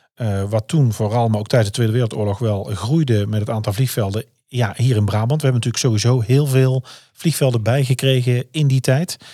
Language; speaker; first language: Dutch; native; Dutch